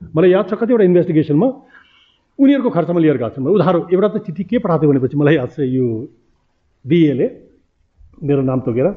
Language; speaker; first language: Nepali; native; Nepali